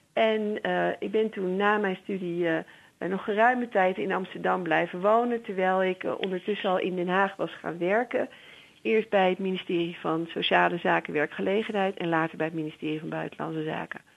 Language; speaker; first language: Dutch; native; Dutch